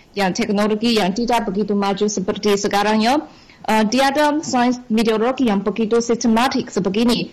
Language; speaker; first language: Malay; non-native, fluent; Chinese